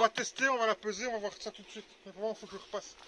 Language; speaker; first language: French; native; French